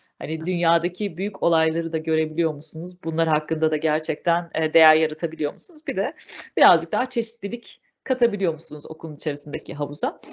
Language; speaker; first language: Turkish; native; Turkish